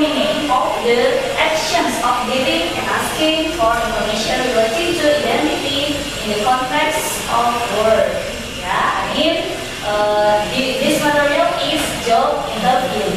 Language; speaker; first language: English; non-native, learner; Indonesian